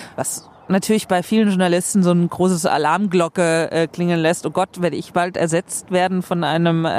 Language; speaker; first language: German; non-native, fluent; Swedish